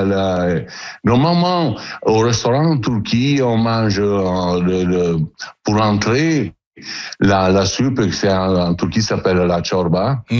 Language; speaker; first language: French; non-native, learner; Italian